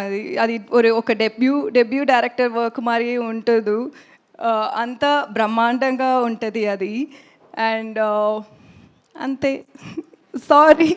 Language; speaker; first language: Telugu; non-native, learner; Tamil